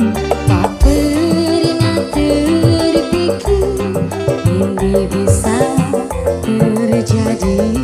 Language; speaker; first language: Indonesian; native; Indonesian